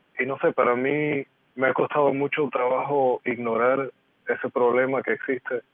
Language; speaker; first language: Spanish; early bilingual, heritage; Spanish